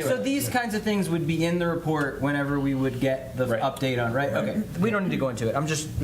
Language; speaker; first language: English; native; English